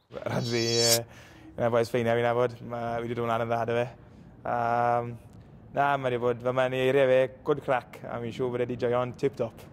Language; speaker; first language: Welsh; native; Welsh